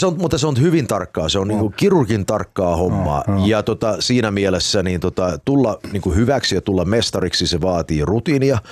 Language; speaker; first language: Finnish; early bilingual, heritage; Finnish